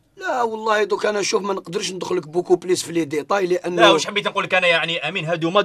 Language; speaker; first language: Arabic; native; Arabic